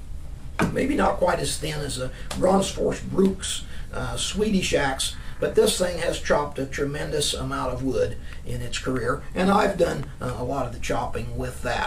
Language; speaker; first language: English; native; English